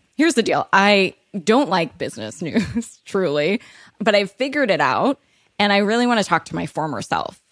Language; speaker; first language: English; early bilingual, other home language; Hebrew